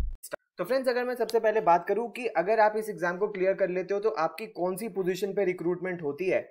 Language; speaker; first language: Hindi; native; Hindi